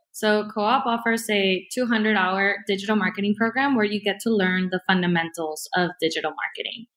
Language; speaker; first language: English; early bilingual, other home language; Spanish